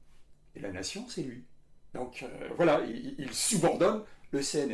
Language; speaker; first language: French; native; French